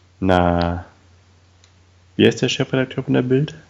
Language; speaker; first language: German; native; German